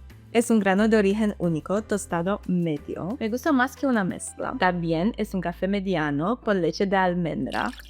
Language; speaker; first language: Spanish; non-native, learner; English